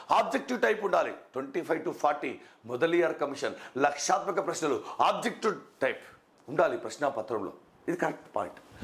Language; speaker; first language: Telugu; non-native, local second language; Kannada